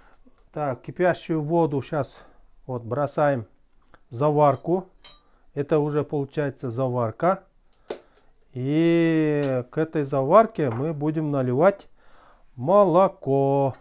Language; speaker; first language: Russian; non-native, local second language; Kyrgyz